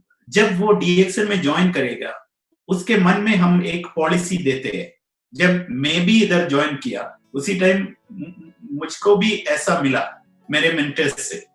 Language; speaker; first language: Hindi; non-native, local second language; Malayalam